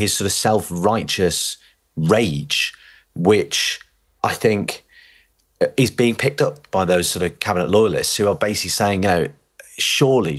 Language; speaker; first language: English; native; English